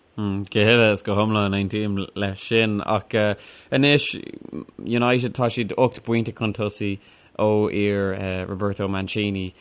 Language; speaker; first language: Irish; non-native, local second language; English